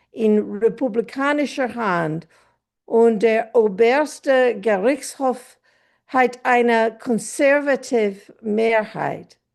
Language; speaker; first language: German; non-native, fluent; English